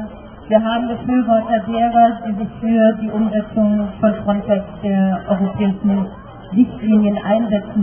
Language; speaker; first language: German; native; German